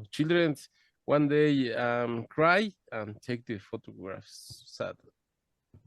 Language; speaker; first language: English; non-native, learner; Spanish